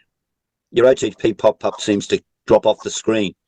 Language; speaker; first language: English; native; English